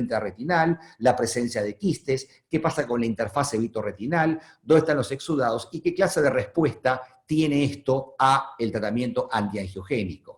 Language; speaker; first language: Spanish; native; Spanish